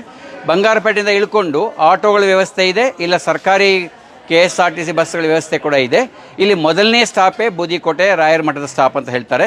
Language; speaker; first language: Kannada; native; Kannada